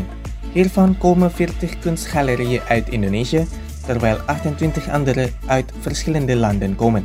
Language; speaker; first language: Dutch; non-native, fluent; Indonesian